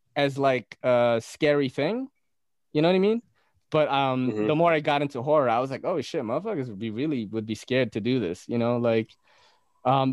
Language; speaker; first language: English; early bilingual, other home language; Bikol